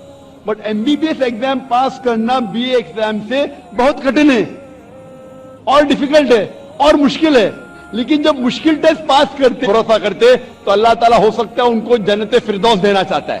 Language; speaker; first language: Hindi; non-native, local second language; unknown